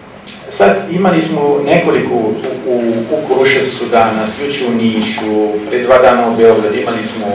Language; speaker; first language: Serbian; non-native, fluent; German